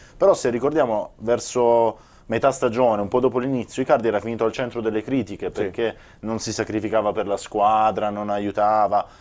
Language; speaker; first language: Italian; native; Italian